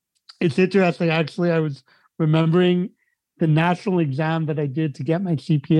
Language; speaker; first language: English; native; English